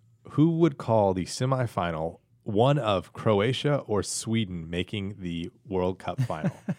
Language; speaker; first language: English; native; English